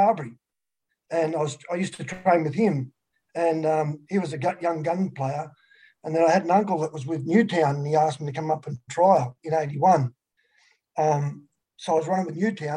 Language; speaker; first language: English; native; English